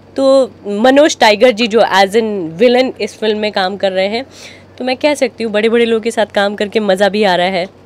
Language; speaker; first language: Hindi; native; Hindi